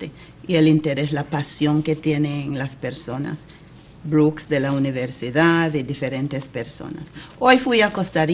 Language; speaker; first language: Spanish; non-native, fluent; English